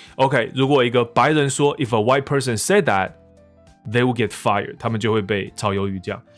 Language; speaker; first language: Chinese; native; Chinese